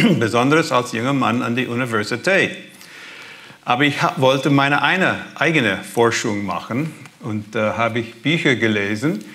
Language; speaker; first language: German; early bilingual, heritage; German